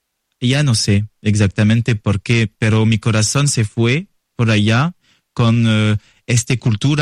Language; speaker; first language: Spanish; non-native, learner; French